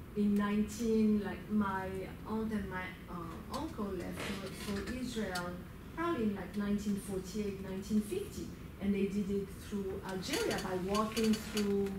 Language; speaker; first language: English; early bilingual, other home language; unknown